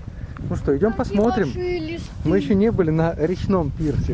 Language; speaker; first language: Russian; native; Russian